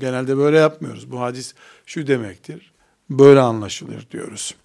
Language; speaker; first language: Turkish; native; Turkish